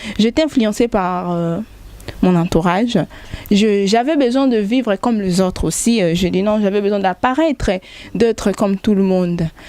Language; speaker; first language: French; non-native, local second language; Lingala